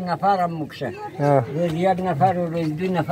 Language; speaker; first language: Persian; native; Persian